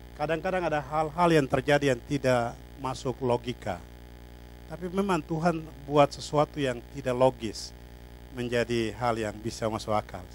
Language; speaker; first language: Indonesian; native; Indonesian